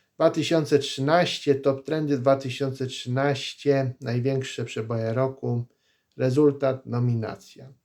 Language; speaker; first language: Polish; native; Polish